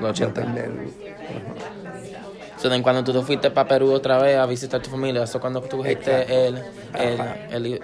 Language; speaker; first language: Spanish; early bilingual, heritage; Spanish